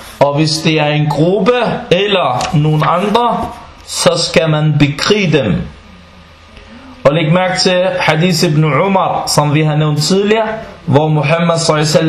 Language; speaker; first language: Danish; non-native, fluent; Arabic